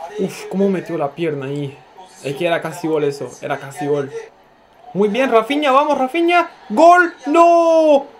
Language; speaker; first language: Spanish; non-native, fluent; Turkish